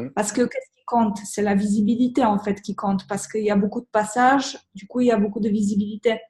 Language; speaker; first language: French; non-native, fluent; Polish